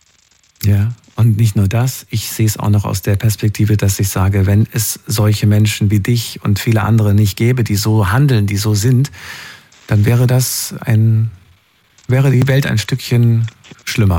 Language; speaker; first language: German; native; German